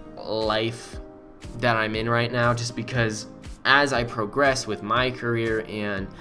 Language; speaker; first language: English; native; English